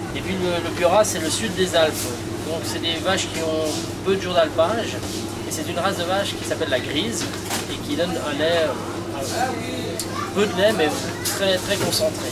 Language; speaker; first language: French; native; French